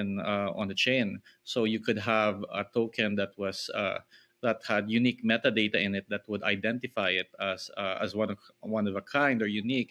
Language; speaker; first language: English; non-native, local second language; Filipino